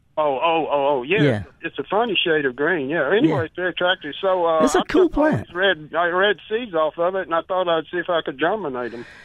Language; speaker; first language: English; native; English